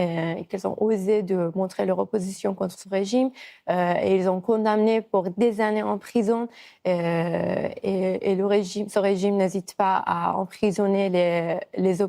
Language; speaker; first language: French; non-native, fluent; Persian